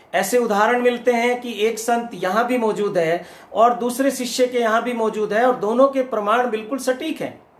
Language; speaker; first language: Hindi; native; Hindi